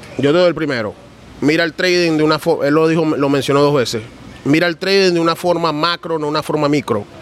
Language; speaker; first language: Spanish; early bilingual, heritage; Spanish